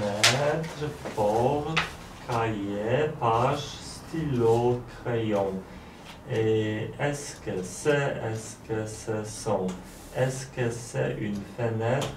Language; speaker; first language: French; non-native, learner; Polish